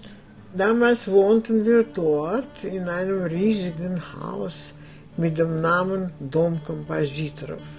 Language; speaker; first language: German; non-native, fluent; Russian